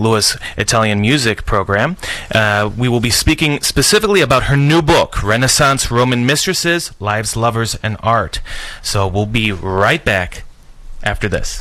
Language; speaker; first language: English; native; English